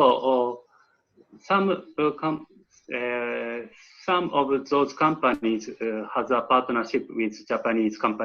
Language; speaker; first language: English; non-native, learner; Japanese